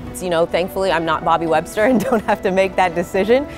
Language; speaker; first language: English; native; English